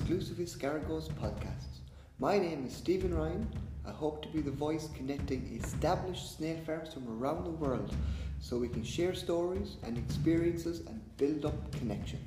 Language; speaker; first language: English; native; English